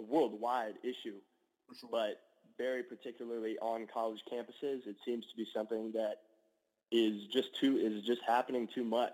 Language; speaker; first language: English; native; English